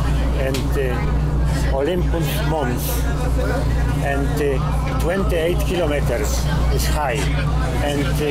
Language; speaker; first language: English; non-native, learner; Polish